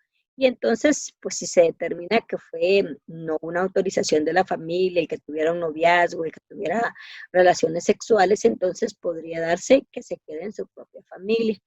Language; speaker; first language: Spanish; native; Spanish